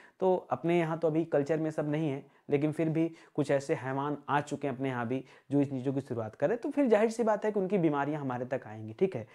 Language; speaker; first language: Hindi; native; Hindi